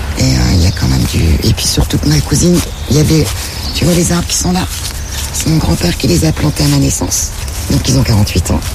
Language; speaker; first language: French; native; French